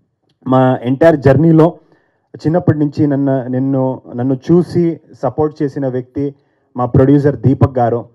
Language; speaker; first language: Telugu; non-native, fluent; Kannada